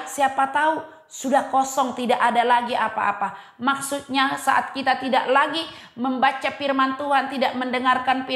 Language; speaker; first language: Indonesian; native; Indonesian